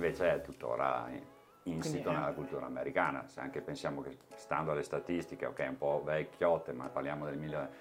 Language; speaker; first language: Italian; native; Italian